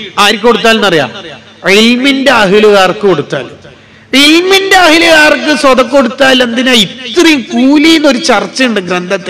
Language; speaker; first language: Malayalam; native; Malayalam